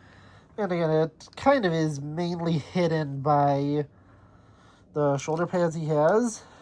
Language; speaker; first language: English; native; English